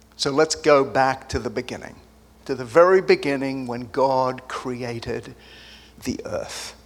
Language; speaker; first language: English; early bilingual, other home language; Spanish